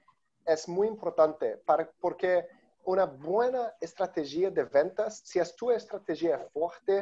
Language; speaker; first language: Spanish; non-native, learner; Portuguese